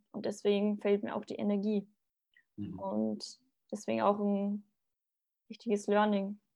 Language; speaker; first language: German; early bilingual, other home language; Bosnian